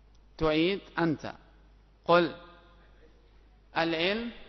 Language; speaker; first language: Arabic; native; Arabic